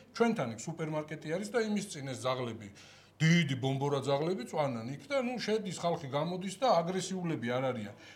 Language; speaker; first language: Georgian; native; Georgian